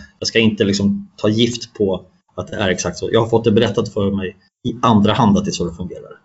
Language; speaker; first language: Swedish; native; Swedish